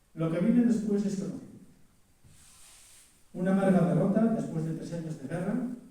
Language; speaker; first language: Spanish; native; Spanish